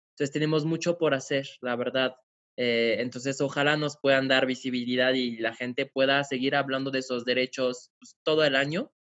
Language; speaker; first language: Spanish; non-native, fluent; French